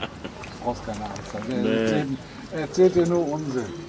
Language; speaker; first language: German; native; German